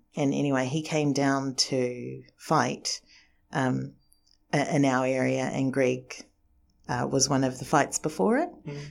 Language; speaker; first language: English; native; English